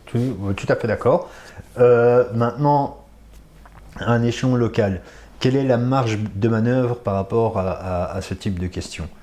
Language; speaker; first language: French; native; French